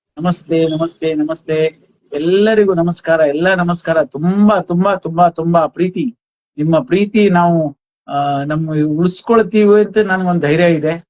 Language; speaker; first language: Kannada; non-native, local second language; Konkani